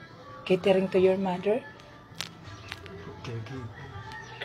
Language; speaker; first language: English; non-native, learner; Filipino